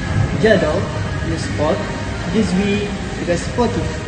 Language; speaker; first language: French; non-native, learner; Malay